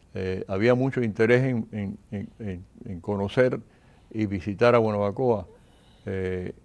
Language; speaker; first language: Spanish; native; Spanish